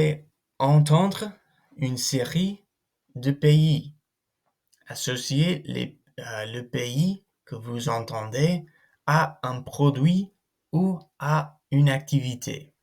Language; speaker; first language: French; non-native, fluent; English